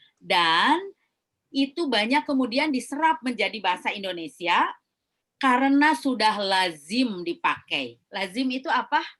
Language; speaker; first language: Indonesian; native; Indonesian